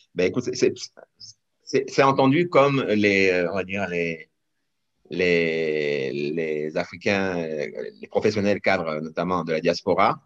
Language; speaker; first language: French; non-native, local second language; Rundi